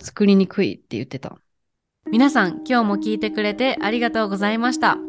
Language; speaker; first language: Japanese; native; Japanese